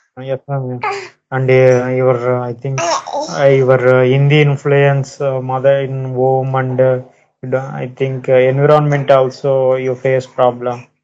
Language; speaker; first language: English; non-native, learner; Telugu